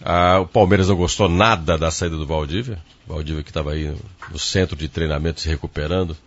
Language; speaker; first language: Portuguese; native; Portuguese